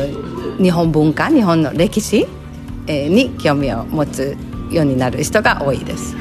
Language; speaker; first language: Japanese; non-native, fluent; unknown